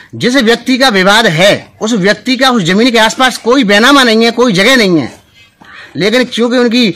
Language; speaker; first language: Hindi; native; Hindi